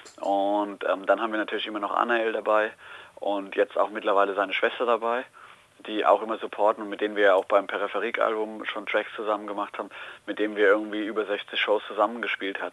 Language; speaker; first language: German; native; German